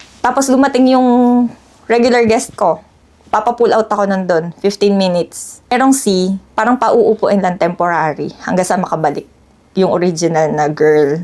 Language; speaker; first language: Filipino; native; Filipino